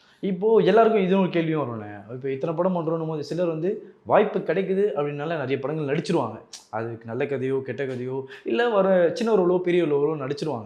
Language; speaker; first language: Tamil; native; Tamil